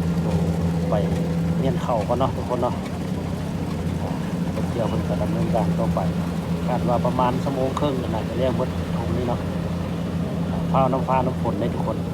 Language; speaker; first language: Thai; non-native, local second language; Northeastern Thai